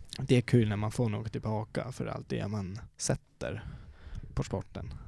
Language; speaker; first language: Swedish; non-native, fluent; Swiss German